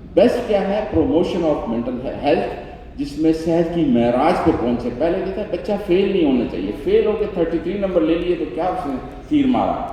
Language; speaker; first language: Urdu; non-native, local second language; Sindhi